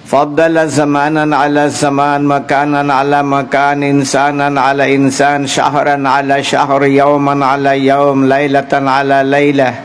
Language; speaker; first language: Arabic; non-native, fluent; Bangla